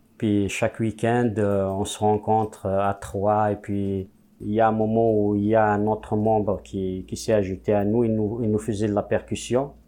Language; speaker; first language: French; non-native, local second language; Kabyle